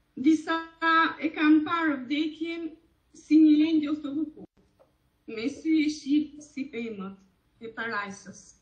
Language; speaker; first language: Italian; non-native, fluent; Albanian